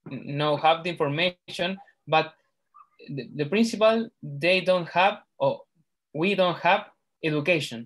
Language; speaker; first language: English; non-native, learner; Spanish